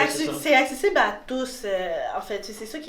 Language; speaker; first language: French; native; French